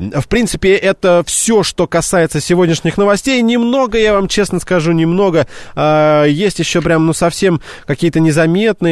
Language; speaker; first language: Russian; native; Russian